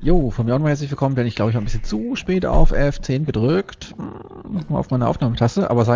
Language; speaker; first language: German; native; German